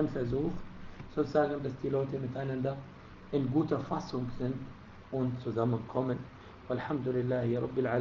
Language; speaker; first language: German; non-native, fluent; Arabic